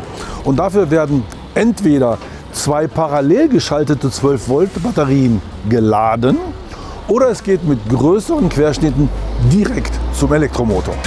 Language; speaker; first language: German; native; German